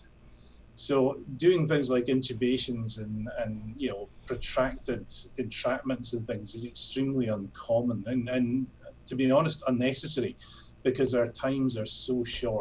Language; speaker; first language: English; native; English